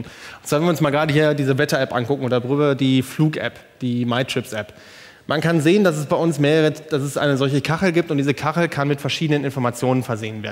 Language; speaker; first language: German; native; German